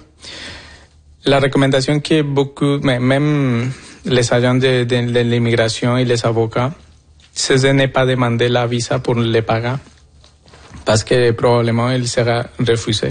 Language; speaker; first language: French; non-native, fluent; Spanish